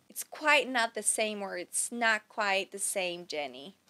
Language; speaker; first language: English; non-native, fluent; Portuguese